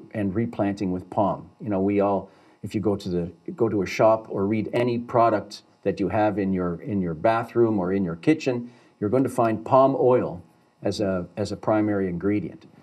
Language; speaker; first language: English; native; English